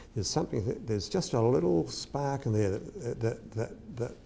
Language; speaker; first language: English; native; English